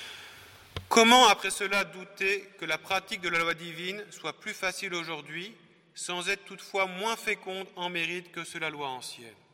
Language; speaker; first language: French; native; French